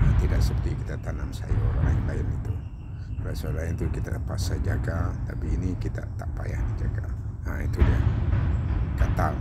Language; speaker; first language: Malay; non-native, local second language; Iban